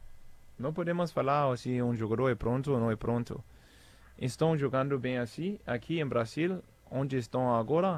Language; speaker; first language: Portuguese; non-native, fluent; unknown